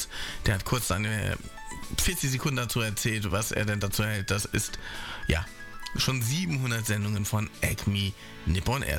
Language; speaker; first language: German; native; German